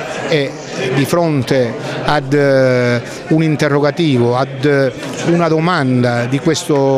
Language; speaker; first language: Italian; native; Italian